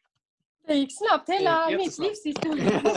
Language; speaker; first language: Swedish; non-native, local second language; Kurdish